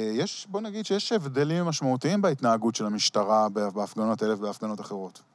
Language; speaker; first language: Hebrew; early bilingual, heritage; Hebrew